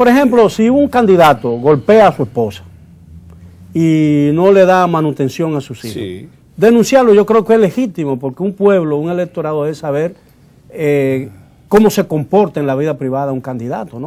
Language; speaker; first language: Spanish; native; Spanish